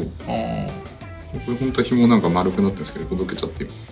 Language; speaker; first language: Japanese; native; Japanese